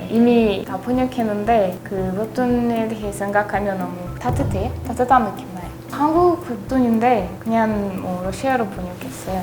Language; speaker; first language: Korean; non-native, learner; Russian